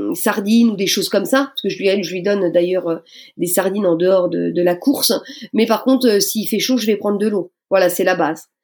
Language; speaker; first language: French; native; French